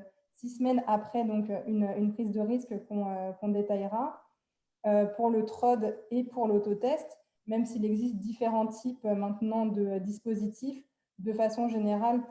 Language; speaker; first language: French; native; French